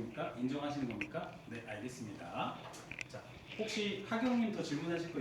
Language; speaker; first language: Korean; native; Korean